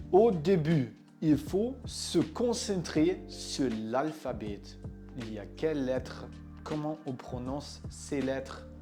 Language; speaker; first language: French; non-native, fluent; German